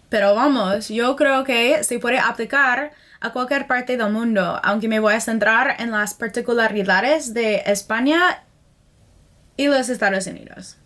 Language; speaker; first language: Spanish; non-native, fluent; English